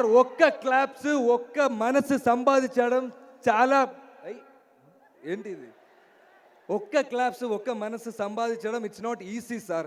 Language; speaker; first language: Telugu; non-native, learner; Malayalam